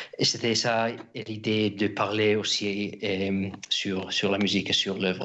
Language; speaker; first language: French; non-native, fluent; Russian